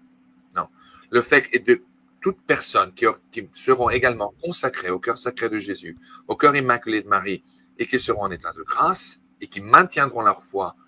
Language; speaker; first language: French; native; French